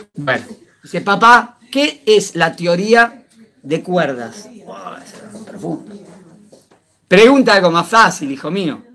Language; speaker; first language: Spanish; native; Spanish